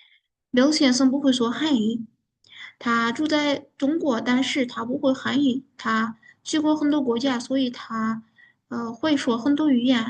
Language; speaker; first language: Chinese; non-native, fluent; Uzbek